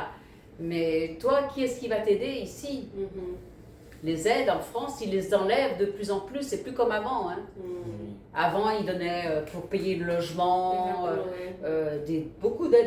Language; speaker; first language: French; early bilingual, other home language; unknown